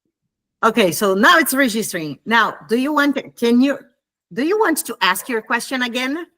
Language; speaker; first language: English; non-native, fluent; Italian